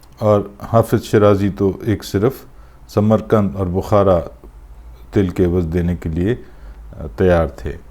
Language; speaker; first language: Urdu; non-native, local second language; Pashto